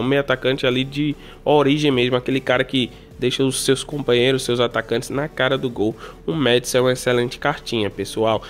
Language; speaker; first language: Portuguese; native; Portuguese